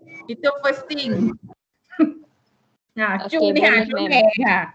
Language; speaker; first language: English; non-native, local second language; Malay